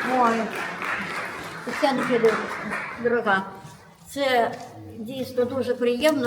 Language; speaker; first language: Ukrainian; non-native, local second language; Russian